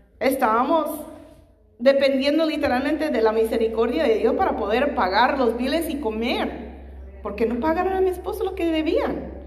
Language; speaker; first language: Spanish; native; Spanish